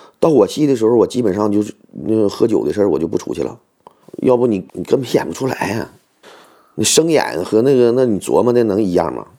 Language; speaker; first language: Chinese; native; Chinese